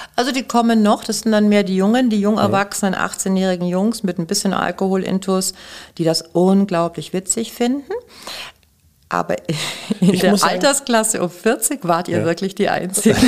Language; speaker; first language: German; native; German